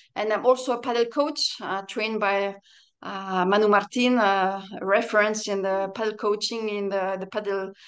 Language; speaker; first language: English; non-native, fluent; French